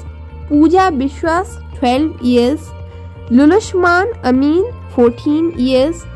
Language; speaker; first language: English; non-native, local second language; Hindi